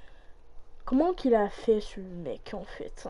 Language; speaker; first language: French; native; French